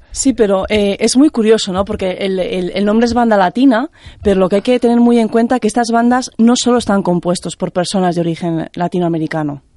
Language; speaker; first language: Spanish; native; Spanish